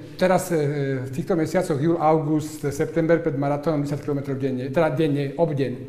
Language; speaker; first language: Slovak; native; Slovak